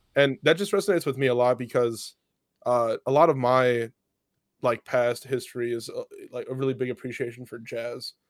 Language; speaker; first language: English; native; English